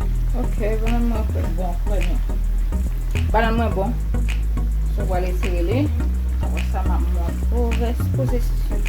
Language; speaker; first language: French; non-native, local second language; Haitian Creole